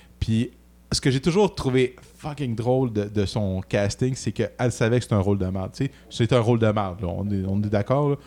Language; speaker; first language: French; native; French